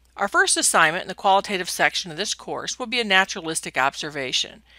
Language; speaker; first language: English; native; English